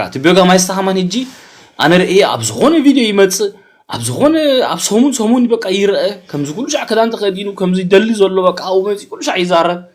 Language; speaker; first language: Tigrinya; early bilingual, heritage; Tigrinya